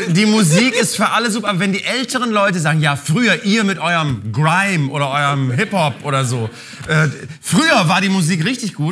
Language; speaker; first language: German; native; German